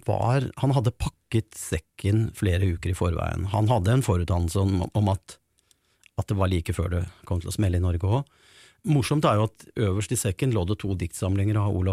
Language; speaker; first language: Norwegian; native; Norwegian